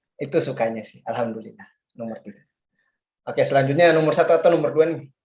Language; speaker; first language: Indonesian; native; Indonesian